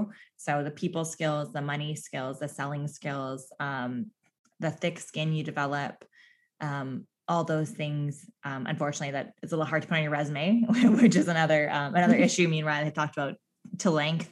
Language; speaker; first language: English; native; English